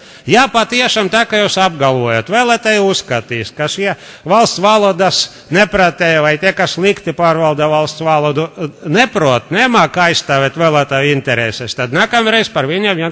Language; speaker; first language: Latvian; non-native, local second language; Russian